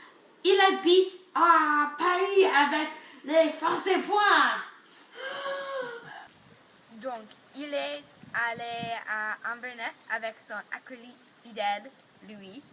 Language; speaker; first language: French; non-native, learner; English